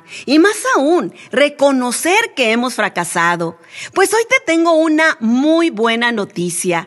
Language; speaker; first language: Spanish; native; Spanish